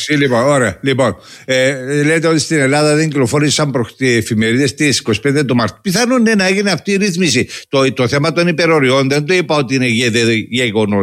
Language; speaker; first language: Greek; native; Greek